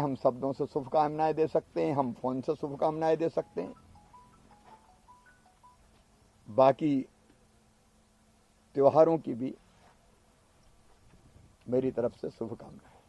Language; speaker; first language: Hindi; native; Hindi